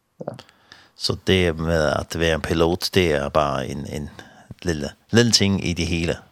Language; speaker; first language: Danish; non-native, learner; Faroese